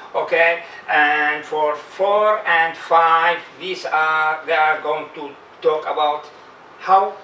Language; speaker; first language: English; non-native, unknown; Arabic